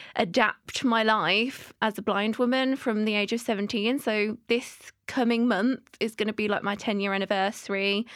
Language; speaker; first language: English; native; English